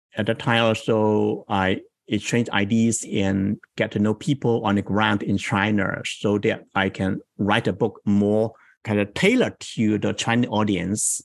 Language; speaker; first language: English; non-native, fluent; Chinese